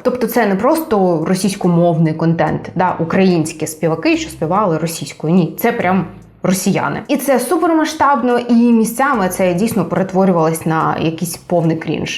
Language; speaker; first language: Ukrainian; native; Ukrainian